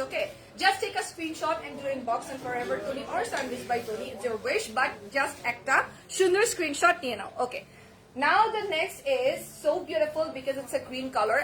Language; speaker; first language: English; non-native, local second language; Bangla